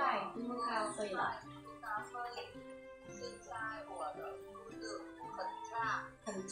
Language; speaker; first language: Chinese; non-native, learner; Vietnamese